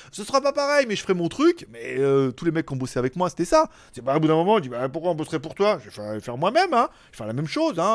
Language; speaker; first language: French; native; French